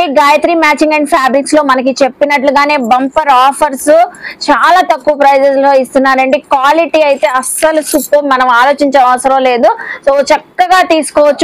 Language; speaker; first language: Telugu; native; Telugu